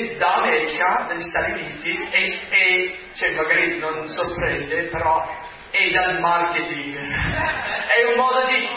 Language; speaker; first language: Italian; non-native, fluent; English